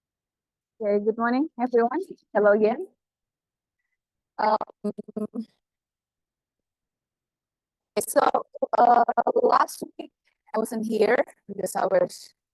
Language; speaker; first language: English; non-native, fluent; Indonesian